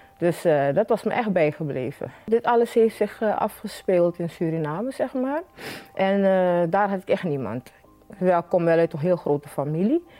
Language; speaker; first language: Dutch; native; Dutch